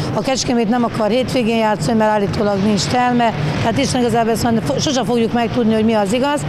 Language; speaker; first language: Hungarian; native; Hungarian